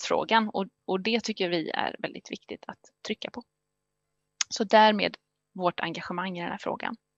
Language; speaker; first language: Swedish; native; Swedish